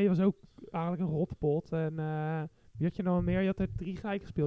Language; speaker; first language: Dutch; native; Dutch